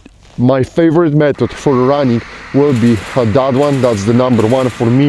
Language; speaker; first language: English; non-native, fluent; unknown